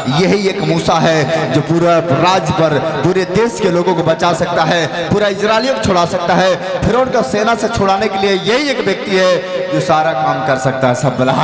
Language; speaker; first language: Hindi; native; Hindi